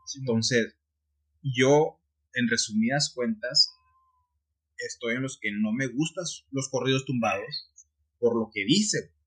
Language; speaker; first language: Spanish; early bilingual, heritage; Spanish